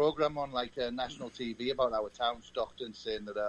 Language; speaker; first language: English; native; English